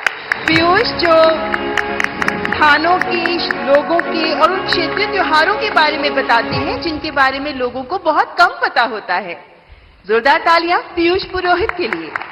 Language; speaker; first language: Hindi; native; Hindi